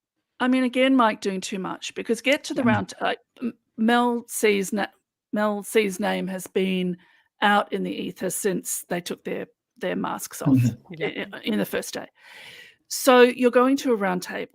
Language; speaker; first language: English; native; English